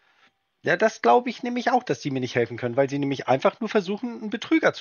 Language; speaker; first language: German; native; German